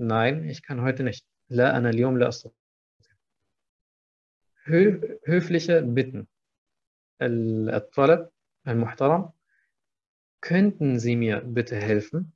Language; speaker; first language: German; non-native, fluent; Arabic